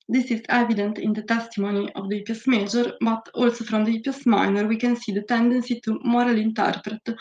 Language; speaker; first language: English; non-native, fluent; Italian